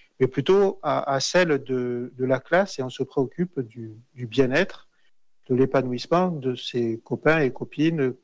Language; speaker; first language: French; native; French